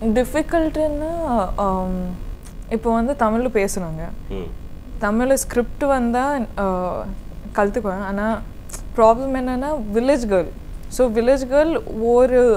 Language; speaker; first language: Tamil; non-native, learner; Kodava